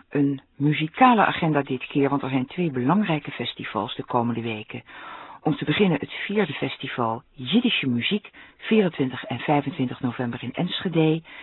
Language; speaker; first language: Dutch; native; Dutch